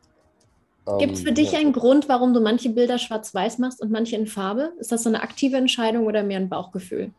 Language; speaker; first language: German; native; German